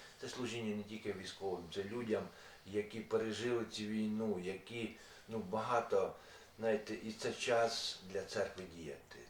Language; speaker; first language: Ukrainian; non-native, local second language; Russian